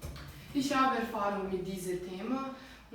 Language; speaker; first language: German; non-native, fluent; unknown